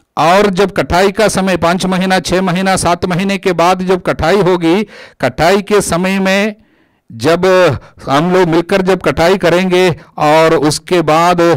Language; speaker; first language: Hindi; non-native, local second language; Malayalam